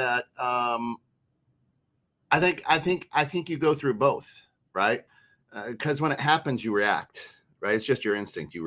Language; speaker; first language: English; native; English